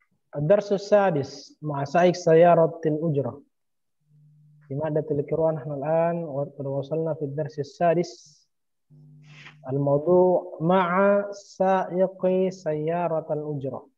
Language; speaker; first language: Arabic; non-native, fluent; Indonesian